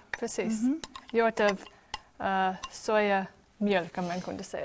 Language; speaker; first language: Swedish; non-native, fluent; English